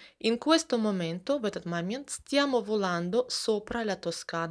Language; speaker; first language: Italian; non-native, fluent; Russian